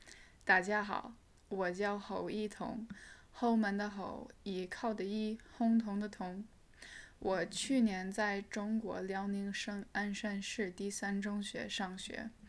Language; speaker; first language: Chinese; early bilingual, heritage; English